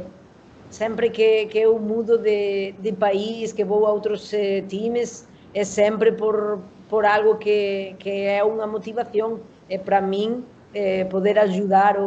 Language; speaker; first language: Portuguese; non-native, learner; Spanish